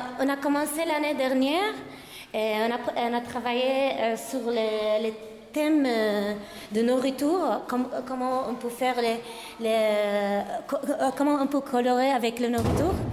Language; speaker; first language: French; non-native, learner; Arabic